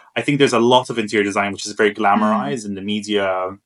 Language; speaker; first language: English; non-native, fluent; Maltese